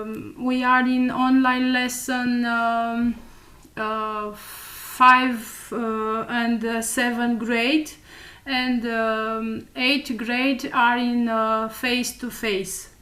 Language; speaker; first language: English; non-native, learner; Romanian